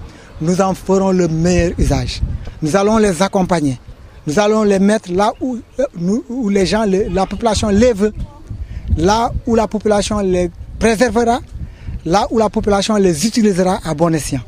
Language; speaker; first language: French; non-native, local second language; Wolof